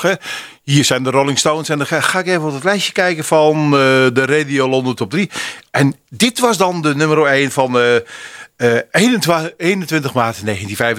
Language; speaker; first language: Dutch; native; Dutch